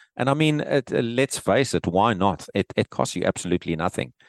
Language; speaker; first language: English; native; English